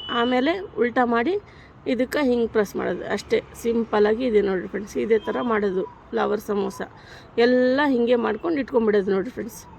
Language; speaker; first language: Kannada; native; Kannada